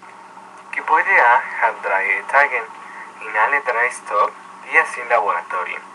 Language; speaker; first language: German; non-native, learner; Spanish